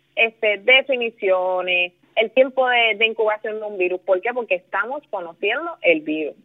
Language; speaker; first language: Spanish; native; Spanish